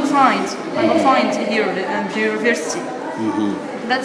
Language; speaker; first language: English; non-native, learner; Arabic